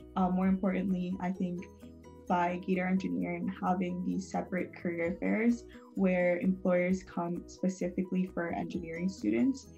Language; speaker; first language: English; non-native, fluent; Spanish